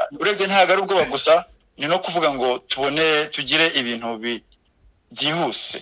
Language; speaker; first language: Kinyarwanda; native; Kinyarwanda